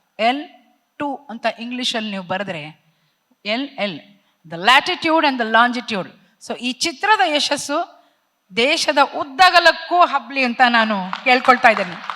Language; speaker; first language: Kannada; native; Kannada